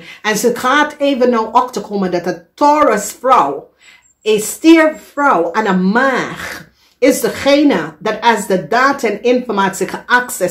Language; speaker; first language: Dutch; non-native, learner; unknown